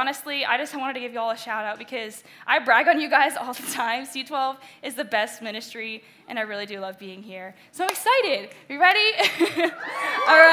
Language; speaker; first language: English; native; English